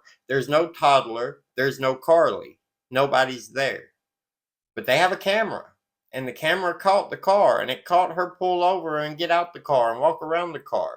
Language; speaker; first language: English; native; English